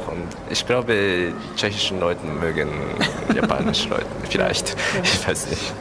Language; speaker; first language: German; non-native, learner; Japanese